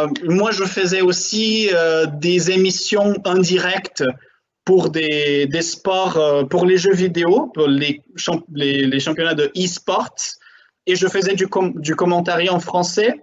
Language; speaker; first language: French; non-native, fluent; Portuguese